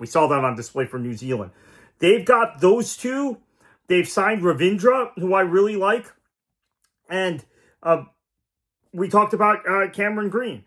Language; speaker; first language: English; native; English